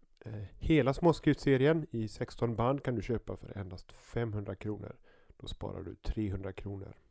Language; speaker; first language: Swedish; native; Swedish